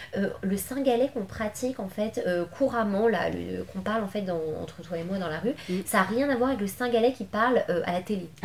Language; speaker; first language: French; native; French